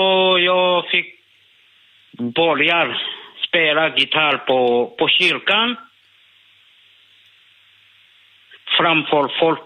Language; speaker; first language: Swedish; non-native, learner; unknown